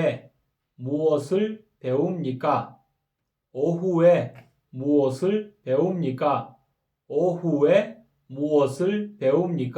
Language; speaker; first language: Korean; non-native, fluent; Kyrgyz